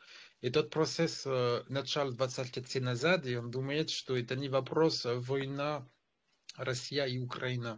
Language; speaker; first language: Russian; non-native, fluent; French